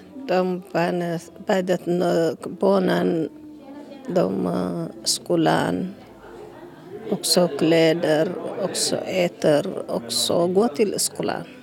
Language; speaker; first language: Swedish; non-native, learner; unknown